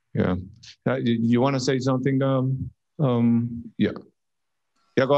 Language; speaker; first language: English; non-native, fluent; Spanish